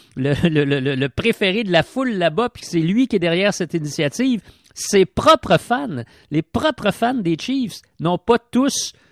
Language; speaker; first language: French; native; French